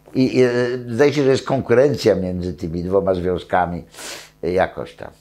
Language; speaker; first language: Polish; native; Polish